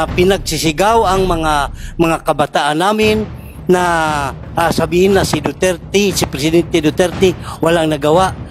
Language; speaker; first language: Filipino; non-native, local second language; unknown